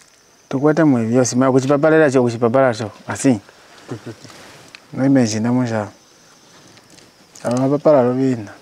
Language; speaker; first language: Portuguese; non-native, learner; Vietnamese